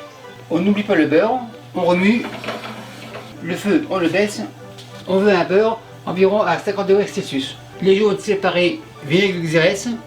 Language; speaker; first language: French; native; French